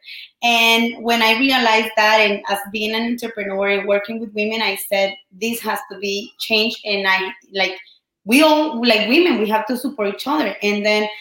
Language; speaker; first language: English; non-native, fluent; Spanish